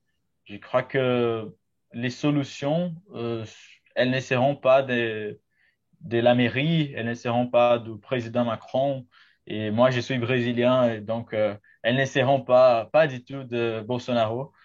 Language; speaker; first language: French; non-native, fluent; Portuguese